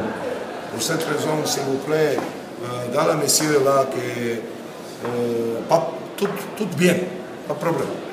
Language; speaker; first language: French; non-native, learner; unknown